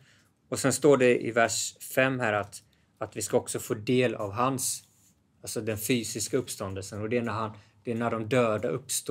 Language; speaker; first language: Swedish; native; Swedish